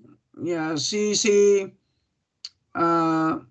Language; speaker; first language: English; non-native, learner; Vietnamese